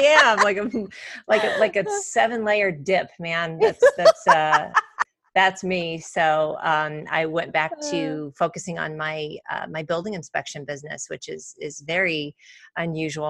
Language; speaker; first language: English; native; English